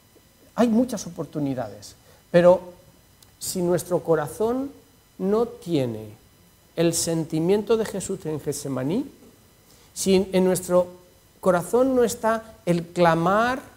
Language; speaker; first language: Spanish; native; Spanish